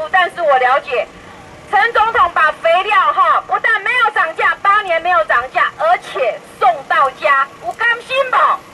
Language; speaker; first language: Chinese; non-native, local second language; Min Nan Chinese